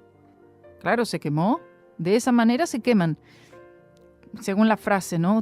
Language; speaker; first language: Spanish; native; Spanish